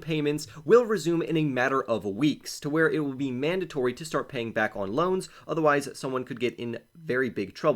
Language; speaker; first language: English; native; English